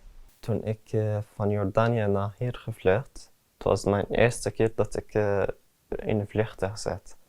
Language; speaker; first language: Dutch; early bilingual, other home language; Arabic